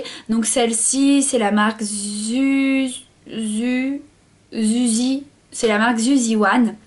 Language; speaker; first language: French; native; French